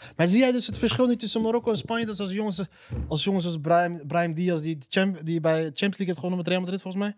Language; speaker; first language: Dutch; early bilingual, other home language; Arabic